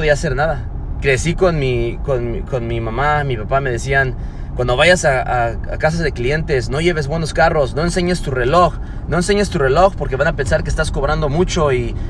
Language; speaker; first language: Spanish; early bilingual, heritage; Spanish